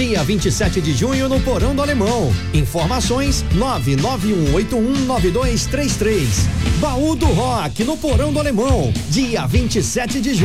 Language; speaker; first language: Portuguese; native; Portuguese